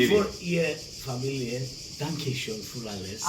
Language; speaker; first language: German; non-native, learner; Georgian